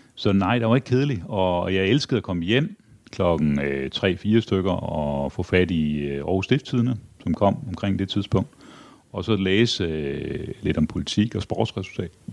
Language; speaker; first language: Danish; native; Danish